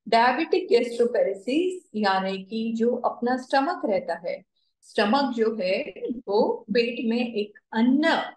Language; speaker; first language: Hindi; non-native, local second language; Marathi